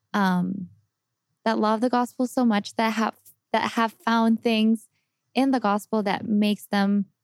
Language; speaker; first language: English; non-native, fluent; Spanish